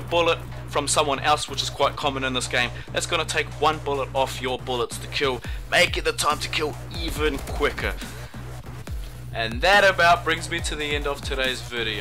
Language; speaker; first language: English; native; English